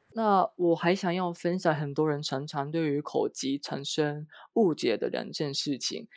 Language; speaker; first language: Chinese; non-native, fluent; Japanese